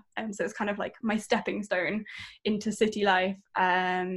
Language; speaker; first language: English; native; English